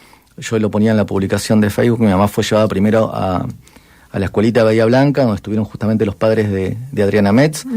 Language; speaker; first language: Spanish; native; Spanish